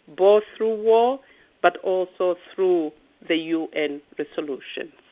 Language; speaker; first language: English; non-native, local second language; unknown